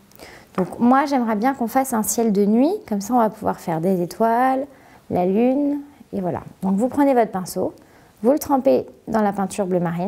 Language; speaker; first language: French; native; French